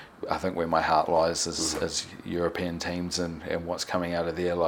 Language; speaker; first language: English; native; English